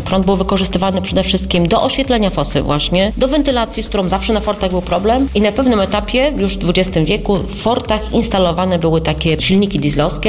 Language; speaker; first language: Polish; native; Polish